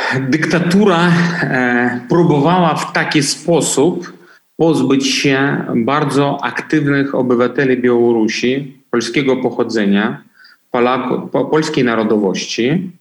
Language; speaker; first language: Polish; non-native, fluent; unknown